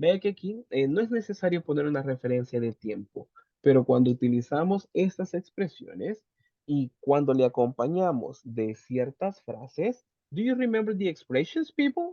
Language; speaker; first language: Spanish; native; Spanish